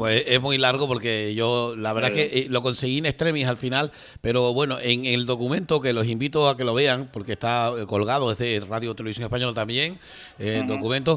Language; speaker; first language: Spanish; native; Spanish